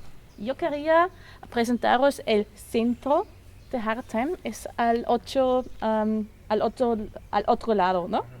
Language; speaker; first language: Spanish; non-native, learner; German